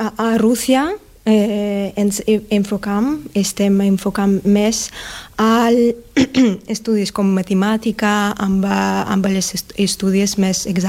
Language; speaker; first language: Catalan; non-native, learner; Russian